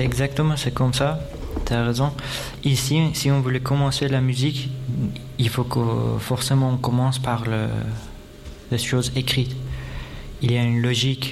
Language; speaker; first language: French; non-native, fluent; Persian